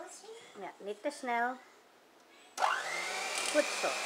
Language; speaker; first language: Dutch; non-native, learner; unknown